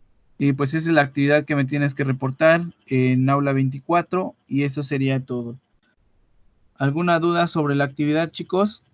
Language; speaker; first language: Spanish; native; Spanish